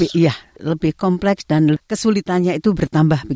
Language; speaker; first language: Indonesian; native; Indonesian